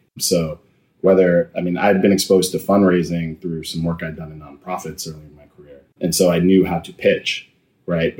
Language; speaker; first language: English; native; English